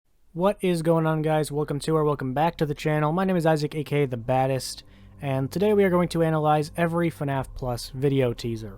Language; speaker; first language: English; native; English